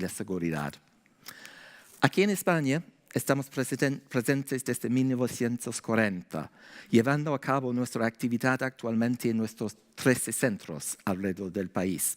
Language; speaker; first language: Spanish; non-native, fluent; English